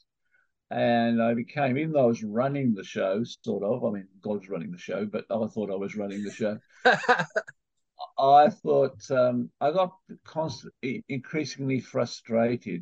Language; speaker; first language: English; native; English